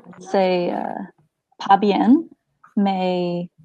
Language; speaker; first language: French; non-native, learner; English